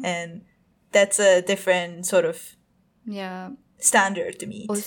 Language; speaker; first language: English; non-native, fluent; Japanese